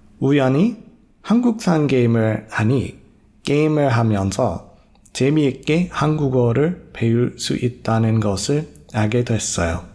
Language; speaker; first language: Korean; non-native, fluent; English